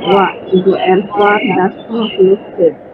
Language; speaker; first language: German; non-native, learner; Indonesian